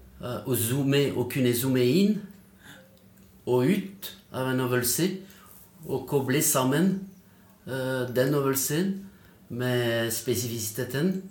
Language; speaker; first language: Norwegian; non-native, fluent; French